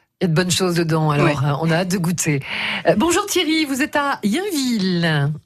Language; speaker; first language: French; native; French